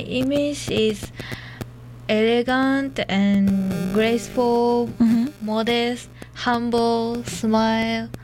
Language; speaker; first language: English; non-native, learner; Japanese